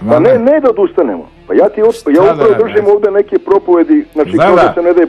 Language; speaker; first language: Serbian; native; Serbian